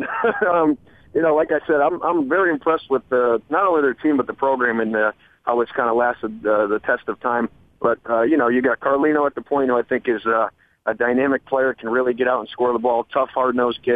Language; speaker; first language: English; native; English